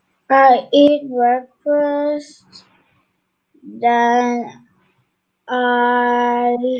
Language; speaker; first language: English; non-native, learner; Turkish